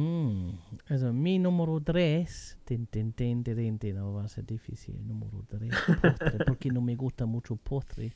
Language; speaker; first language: Spanish; non-native, learner; German